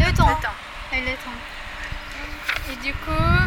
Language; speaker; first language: French; non-native, learner; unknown